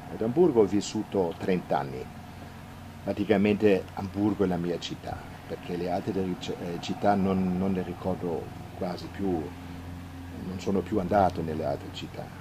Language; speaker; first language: Italian; non-native, fluent; German